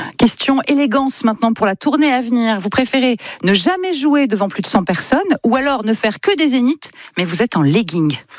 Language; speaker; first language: French; native; French